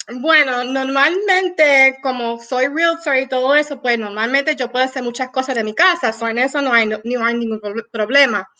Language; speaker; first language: Spanish; early bilingual, heritage; Spanish